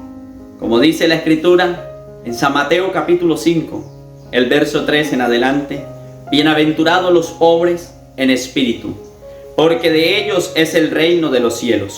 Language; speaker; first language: Spanish; native; Spanish